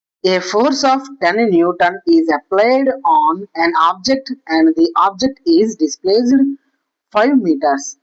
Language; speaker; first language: English; non-native, local second language; Telugu